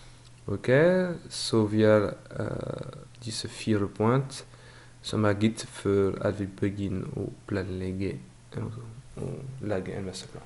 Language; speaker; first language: Norwegian; non-native, fluent; French